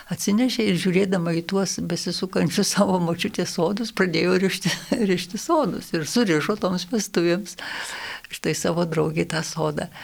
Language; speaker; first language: Lithuanian; native; Lithuanian